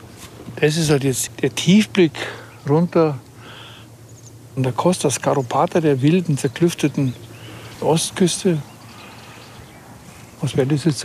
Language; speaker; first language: German; native; German